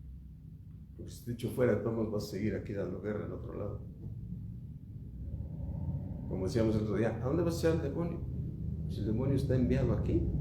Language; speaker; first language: Spanish; native; Spanish